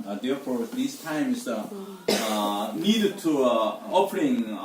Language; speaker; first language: English; non-native, learner; Korean